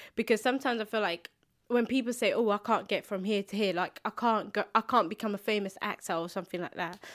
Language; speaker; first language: English; early bilingual, other home language; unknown